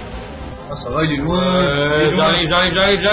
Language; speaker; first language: French; native; French